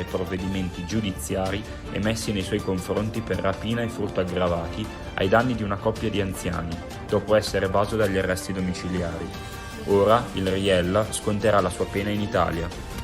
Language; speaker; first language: Italian; native; Italian